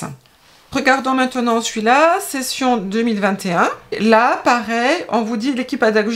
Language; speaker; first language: French; native; French